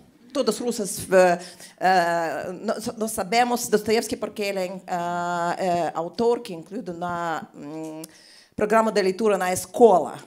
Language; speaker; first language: Portuguese; non-native, learner; Russian